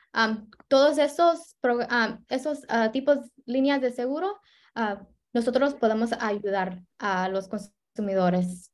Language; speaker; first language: Spanish; early bilingual, heritage; Spanish